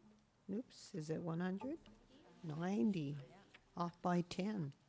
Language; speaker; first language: English; native; English